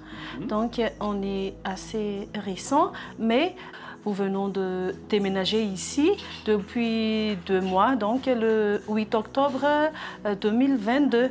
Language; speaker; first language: French; non-native, local second language; Malagasy